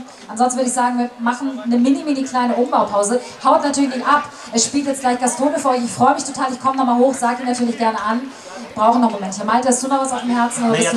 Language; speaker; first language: German; native; German